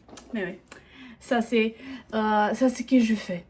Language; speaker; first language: French; non-native, learner; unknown